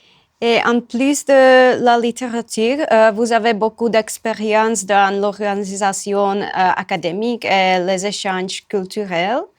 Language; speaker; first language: French; non-native, fluent; Czech